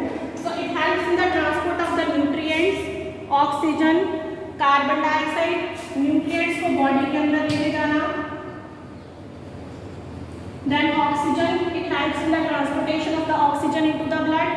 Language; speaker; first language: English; non-native, local second language; Hindi